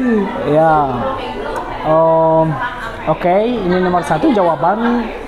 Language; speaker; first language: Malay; non-native, learner; Arabic